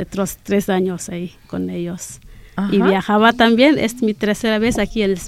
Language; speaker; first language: Spanish; non-native, learner; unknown